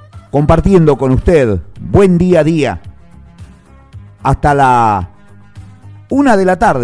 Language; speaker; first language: Spanish; native; Spanish